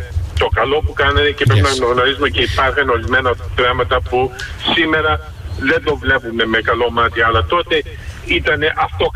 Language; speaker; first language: Greek; early bilingual, heritage; Greek